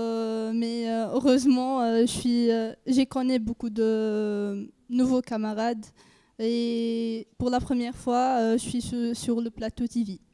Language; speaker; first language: French; non-native, learner; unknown